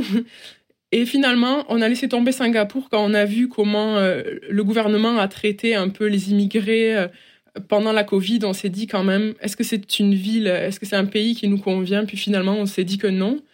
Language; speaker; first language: French; native; French